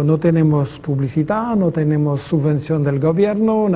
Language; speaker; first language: Spanish; non-native, fluent; French